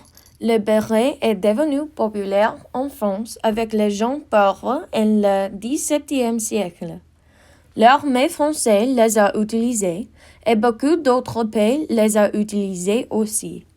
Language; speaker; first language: French; non-native, learner; English